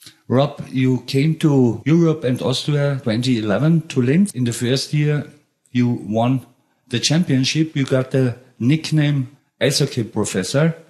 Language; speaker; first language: English; non-native, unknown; German